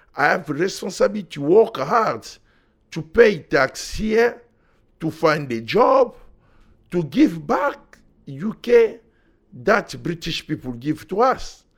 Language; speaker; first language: English; non-native, learner; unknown